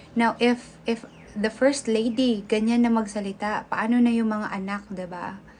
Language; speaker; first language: Filipino; native; Filipino